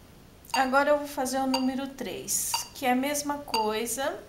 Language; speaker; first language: Portuguese; native; Portuguese